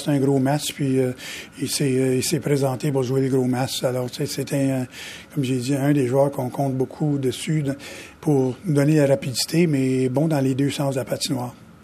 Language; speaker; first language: French; native; French